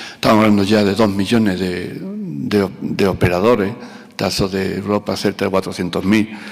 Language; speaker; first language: Spanish; native; Spanish